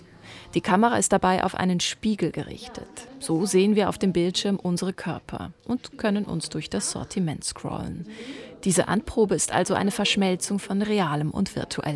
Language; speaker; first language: German; native; German